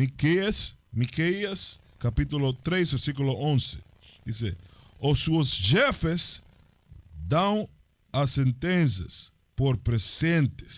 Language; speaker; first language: Portuguese; non-native, learner; Spanish